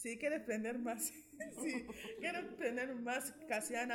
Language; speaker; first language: Spanish; non-native, learner; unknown